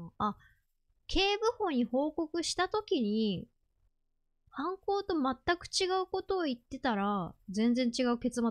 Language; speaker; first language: Japanese; native; Japanese